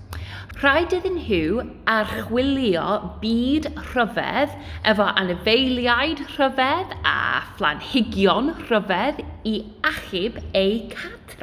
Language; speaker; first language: Welsh; non-native, learner; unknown